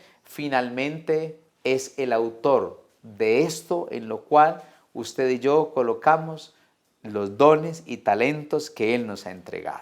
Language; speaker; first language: Spanish; native; Spanish